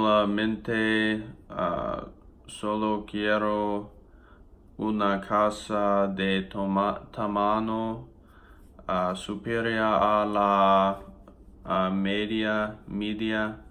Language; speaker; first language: Spanish; non-native, learner; English